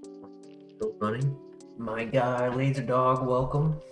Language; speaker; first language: English; native; English